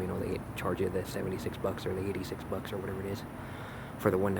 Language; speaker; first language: English; native; English